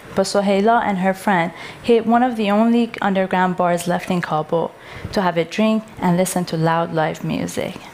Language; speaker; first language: English; non-native, fluent; Persian